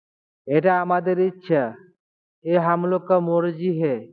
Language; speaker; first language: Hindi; non-native, learner; Bangla